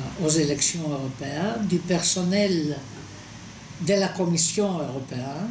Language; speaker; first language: French; non-native, fluent; Greek